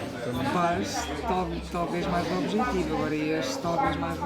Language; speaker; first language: Portuguese; non-native, learner; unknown